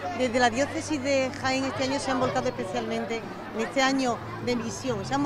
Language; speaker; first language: Spanish; native; Spanish